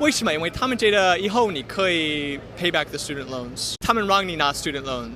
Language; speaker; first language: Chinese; non-native, fluent; English